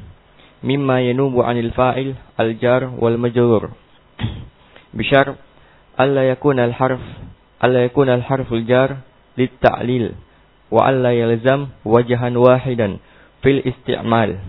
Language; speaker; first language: Arabic; non-native, learner; Indonesian